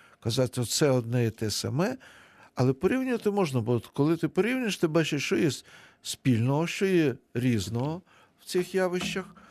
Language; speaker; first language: Ukrainian; non-native, local second language; Russian